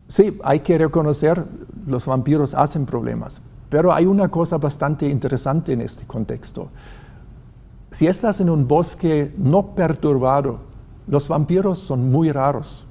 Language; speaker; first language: Spanish; non-native, fluent; German